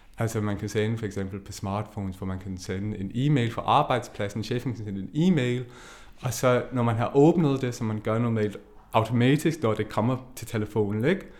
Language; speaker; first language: Danish; non-native, fluent; English